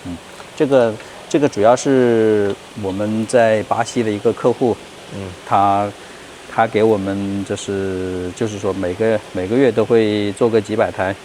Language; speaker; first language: Chinese; native; Chinese